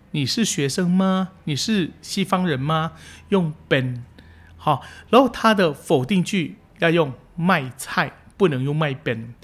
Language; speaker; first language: Chinese; early bilingual, heritage; Chinese